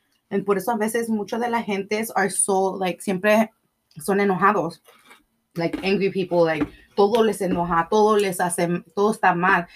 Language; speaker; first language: Spanish; early bilingual, heritage; Spanish